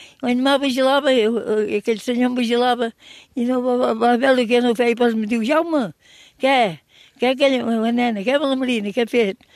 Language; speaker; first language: Catalan; native; Catalan